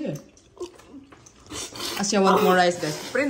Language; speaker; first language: Italian; non-native, learner; Filipino